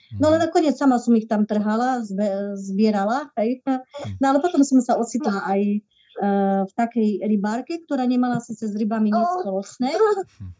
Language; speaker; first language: Slovak; native; Slovak